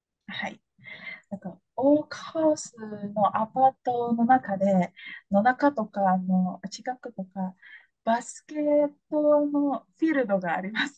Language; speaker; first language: Japanese; non-native, fluent; Indonesian